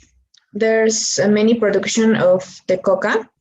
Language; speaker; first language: English; non-native, learner; Spanish